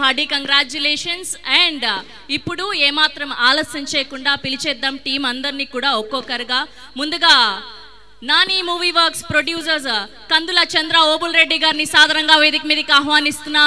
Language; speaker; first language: Telugu; native; Telugu